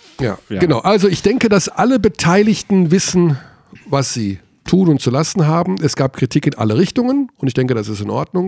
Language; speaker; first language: German; native; German